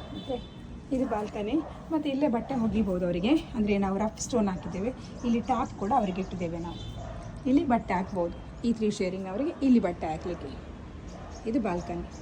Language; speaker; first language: Kannada; non-native, local second language; Tulu